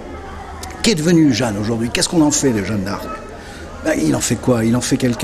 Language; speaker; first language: French; native; French